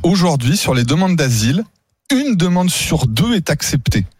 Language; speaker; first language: French; native; French